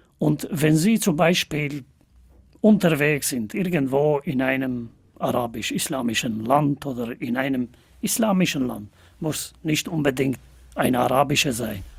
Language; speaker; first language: German; non-native, fluent; Albanian